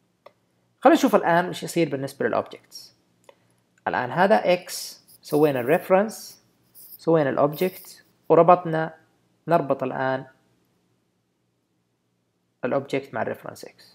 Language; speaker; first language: Arabic; native; Arabic